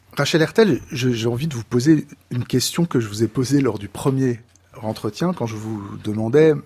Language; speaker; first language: French; native; French